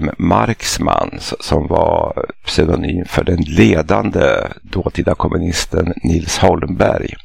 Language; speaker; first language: Swedish; native; Swedish